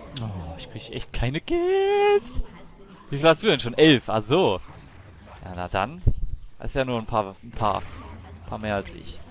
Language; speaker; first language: German; native; German